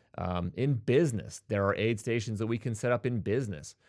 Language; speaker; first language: English; native; English